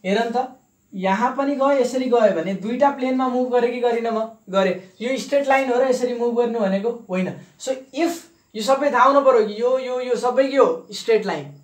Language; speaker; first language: Nepali; native; Nepali